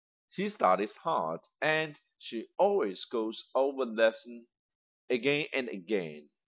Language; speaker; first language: English; non-native, fluent; Chinese